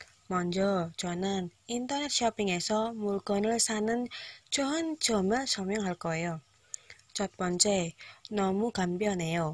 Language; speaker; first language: Korean; non-native, learner; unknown